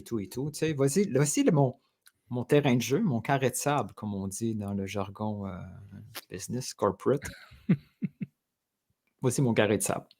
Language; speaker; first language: French; native; French